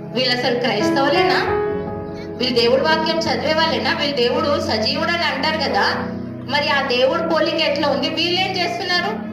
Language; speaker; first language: Telugu; non-native, local second language; Hindi